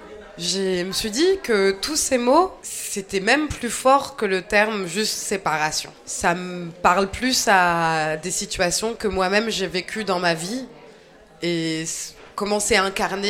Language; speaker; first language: French; native; French